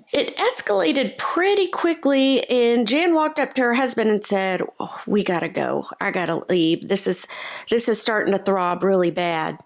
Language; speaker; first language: English; native; English